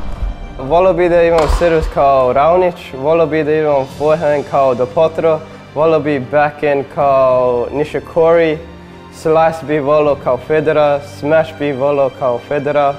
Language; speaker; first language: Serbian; early bilingual, heritage; English